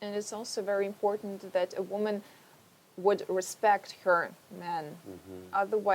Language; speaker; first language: English; non-native, fluent; Russian